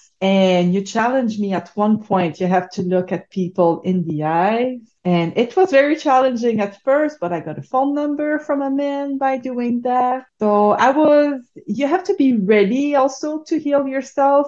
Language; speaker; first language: English; non-native, fluent; French